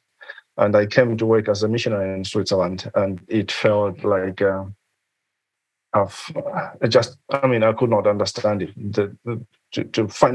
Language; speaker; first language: English; non-native, local second language; Nyanja